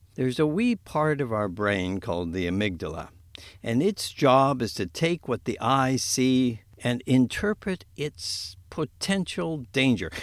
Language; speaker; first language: English; native; English